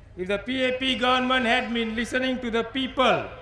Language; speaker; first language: English; non-native, local second language; Tamil